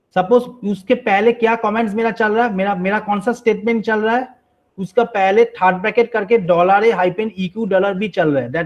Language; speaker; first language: Hindi; non-native, local second language; Bangla